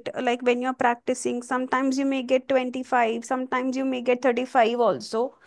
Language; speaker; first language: English; non-native, local second language; Hindi